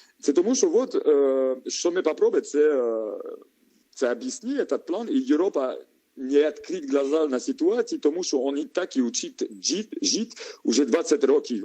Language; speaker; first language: Ukrainian; non-native, learner; French